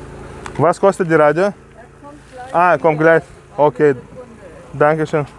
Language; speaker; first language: German; non-native, learner; Russian